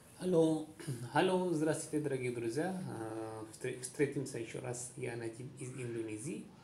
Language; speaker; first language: Russian; non-native, fluent; Indonesian